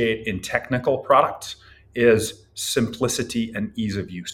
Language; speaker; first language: English; native; English